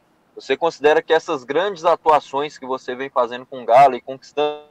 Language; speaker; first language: Portuguese; native; Portuguese